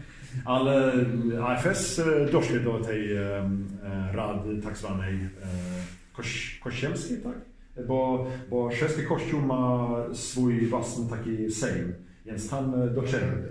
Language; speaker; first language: Polish; early bilingual, heritage; Swedish